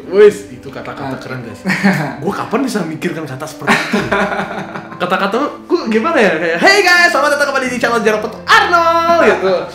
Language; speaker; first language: Indonesian; non-native, fluent; Russian